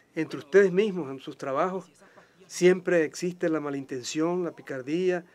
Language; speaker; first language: Spanish; native; Spanish